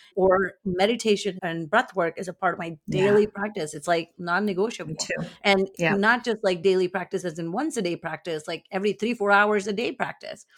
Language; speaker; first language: English; non-native, local second language; Gujarati